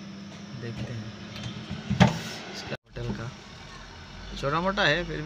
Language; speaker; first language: Hindi; native; Hindi